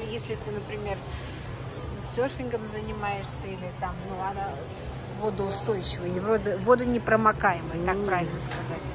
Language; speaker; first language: Russian; native; Russian